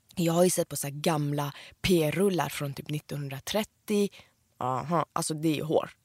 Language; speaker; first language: Swedish; early bilingual, other home language; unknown